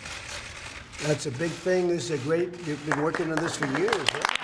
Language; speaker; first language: English; native; English